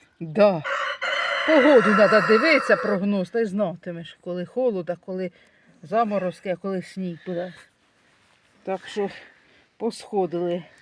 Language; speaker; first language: Ukrainian; native; Ukrainian